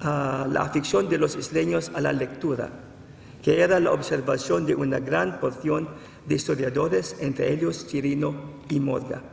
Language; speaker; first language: Spanish; non-native, fluent; Filipino